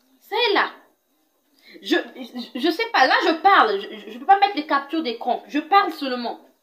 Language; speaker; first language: French; non-native, local second language; Lingala